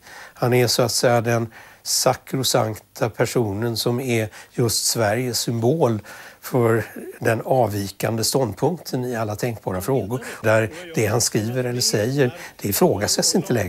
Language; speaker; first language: Swedish; native; Swedish